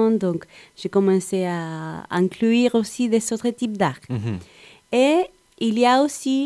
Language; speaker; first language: French; non-native, learner; Spanish